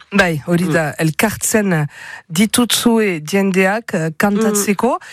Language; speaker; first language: Basque; native; Basque